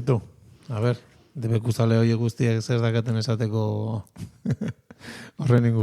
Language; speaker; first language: Basque; native; Basque